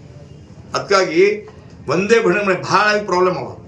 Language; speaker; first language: Kannada; non-native, local second language; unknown